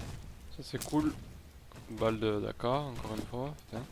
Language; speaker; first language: French; native; French